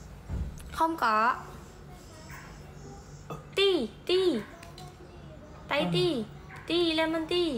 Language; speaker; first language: Vietnamese; non-native, learner; Indonesian